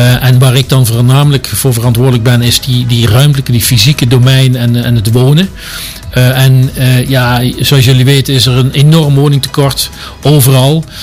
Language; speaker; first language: Dutch; native; Dutch